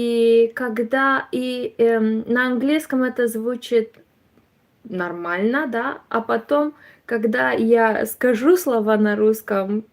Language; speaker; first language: Russian; non-native, learner; Romanian